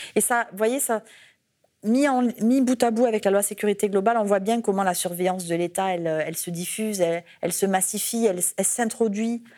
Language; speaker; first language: French; native; French